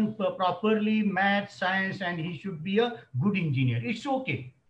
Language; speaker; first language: English; non-native, local second language; Marathi